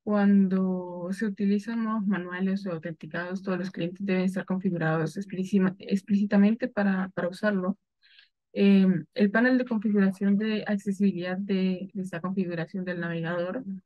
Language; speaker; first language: Spanish; native; Spanish